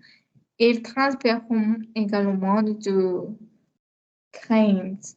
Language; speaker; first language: French; non-native, learner; Spanish